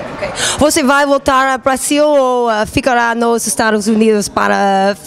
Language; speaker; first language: Portuguese; non-native, learner; English